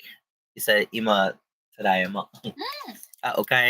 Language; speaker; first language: Japanese; non-native, learner; English